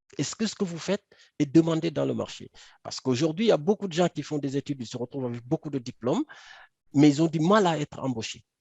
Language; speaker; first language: French; non-native, local second language; Wolof